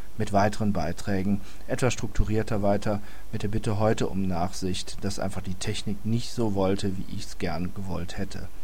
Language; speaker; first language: German; native; German